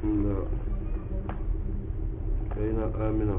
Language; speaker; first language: Arabic; non-native, learner; French